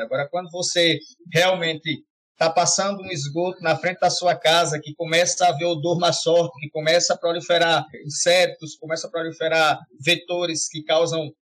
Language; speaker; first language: Portuguese; native; Portuguese